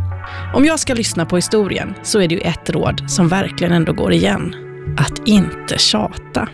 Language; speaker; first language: Swedish; native; Swedish